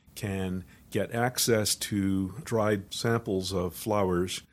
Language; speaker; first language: English; native; English